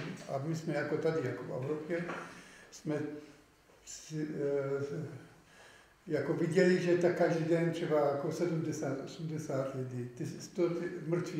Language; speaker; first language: Czech; non-native, local second language; Arabic